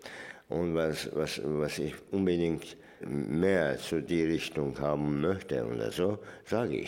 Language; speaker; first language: German; non-native, fluent; Turkish